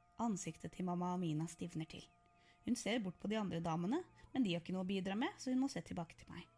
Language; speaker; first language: Norwegian; early bilingual, other home language; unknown